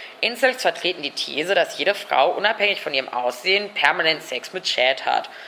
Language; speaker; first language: German; native; German